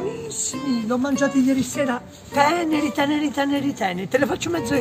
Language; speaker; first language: Italian; native; Italian